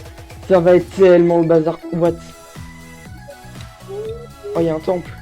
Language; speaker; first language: French; native; French